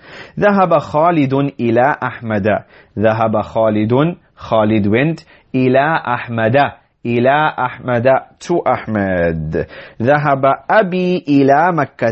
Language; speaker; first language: Arabic; non-native, fluent; English